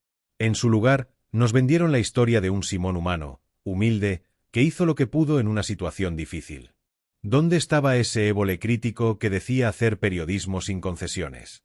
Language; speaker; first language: Spanish; native; Spanish